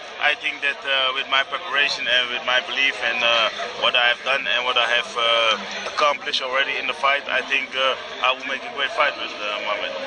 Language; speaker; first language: English; non-native, fluent; Dutch